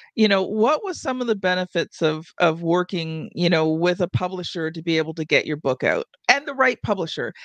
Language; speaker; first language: English; native; English